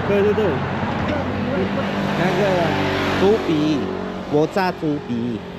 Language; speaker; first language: Chinese; non-native, learner; Filipino